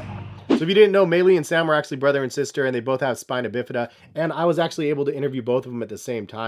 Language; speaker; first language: English; native; English